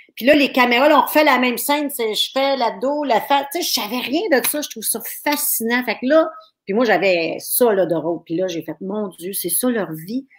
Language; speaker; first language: French; native; French